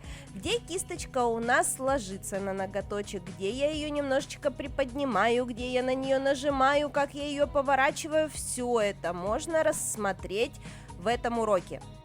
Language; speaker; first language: Russian; native; Russian